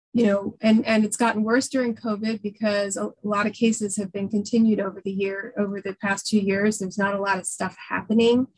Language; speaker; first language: English; native; English